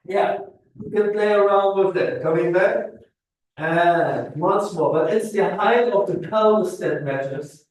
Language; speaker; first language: English; non-native, fluent; German